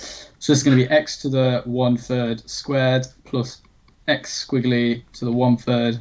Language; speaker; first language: English; native; English